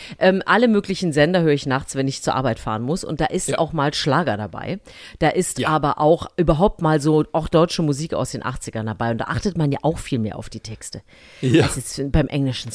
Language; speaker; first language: German; native; German